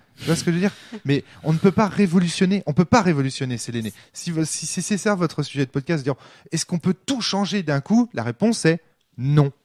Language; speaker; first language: French; native; French